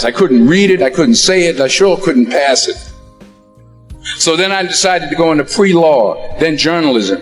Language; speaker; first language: English; native; English